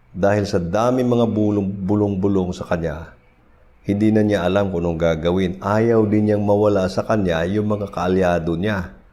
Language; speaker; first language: Filipino; non-native, local second language; Cebuano